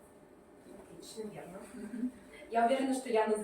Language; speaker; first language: Russian; native; Russian